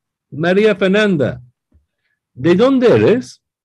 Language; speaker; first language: Spanish; non-native, fluent; English